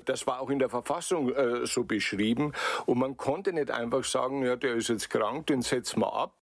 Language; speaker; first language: German; native; German